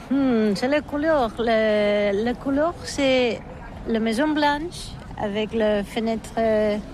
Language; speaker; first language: French; non-native, learner; Catalan